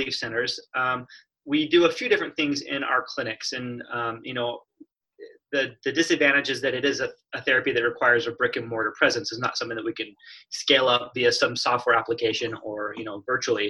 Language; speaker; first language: English; native; English